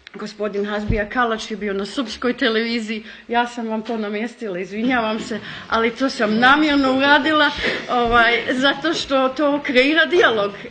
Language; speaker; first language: Bosnian; early bilingual, heritage; Bosnian